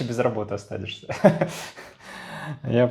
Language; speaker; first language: Russian; native; Russian